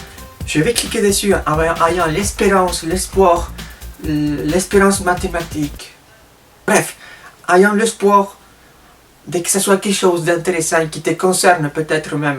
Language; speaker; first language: French; native; French